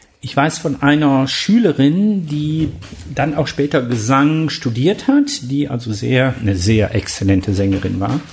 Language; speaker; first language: German; native; German